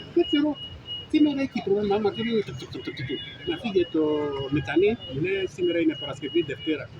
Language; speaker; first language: Greek; non-native, learner; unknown